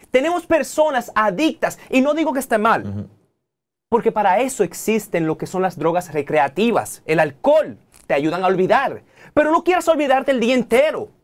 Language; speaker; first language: Spanish; native; Spanish